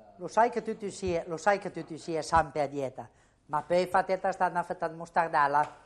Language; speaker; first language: Italian; native; Italian